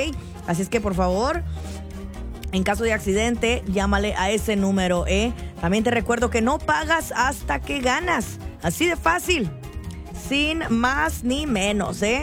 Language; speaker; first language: Spanish; native; Spanish